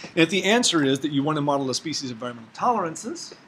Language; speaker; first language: English; native; English